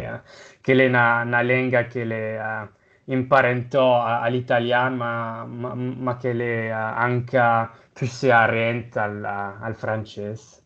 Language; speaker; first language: Italian; non-native, local second language; French